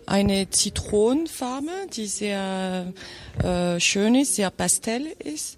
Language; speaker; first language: German; non-native, fluent; French